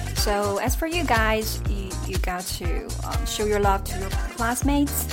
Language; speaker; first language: English; non-native, fluent; Chinese